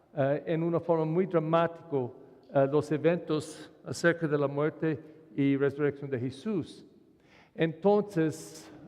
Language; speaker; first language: Spanish; non-native, fluent; English